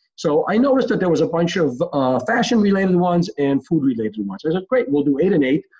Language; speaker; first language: English; early bilingual, other home language; Hebrew